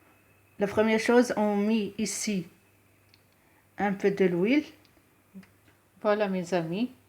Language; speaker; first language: French; non-native, local second language; Arabic